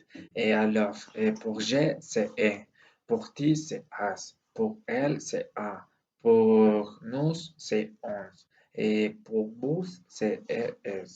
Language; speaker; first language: French; non-native, learner; Spanish